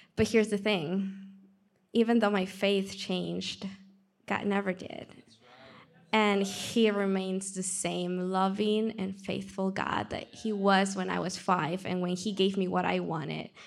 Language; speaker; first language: English; non-native, fluent; Spanish